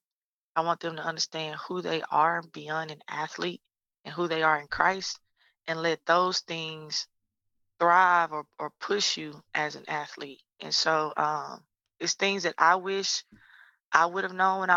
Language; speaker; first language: English; native; English